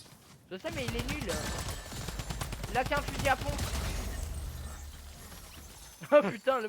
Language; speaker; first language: French; native; French